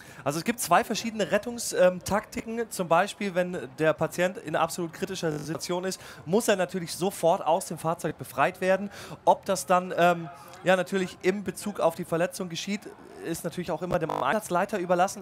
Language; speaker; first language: German; native; German